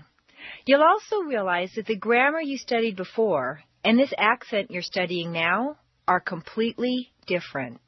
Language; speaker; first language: English; native; English